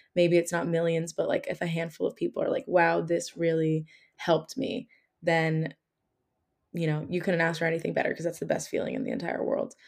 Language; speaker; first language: English; native; English